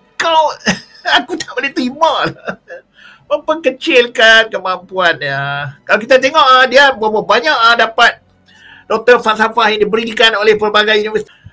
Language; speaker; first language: Malay; native; Malay